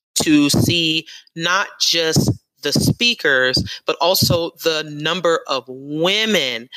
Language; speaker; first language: English; native; English